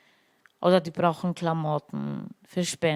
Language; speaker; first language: German; non-native, learner; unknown